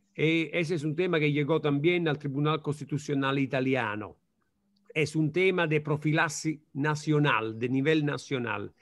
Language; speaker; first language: Spanish; non-native, fluent; Italian